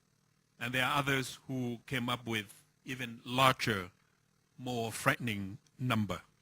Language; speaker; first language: English; non-native, fluent; Thai